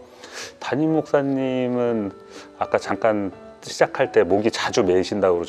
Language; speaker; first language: Korean; native; Korean